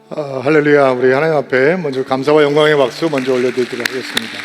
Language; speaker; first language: Korean; native; Korean